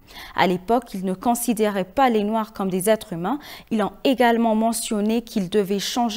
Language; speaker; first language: French; non-native, fluent; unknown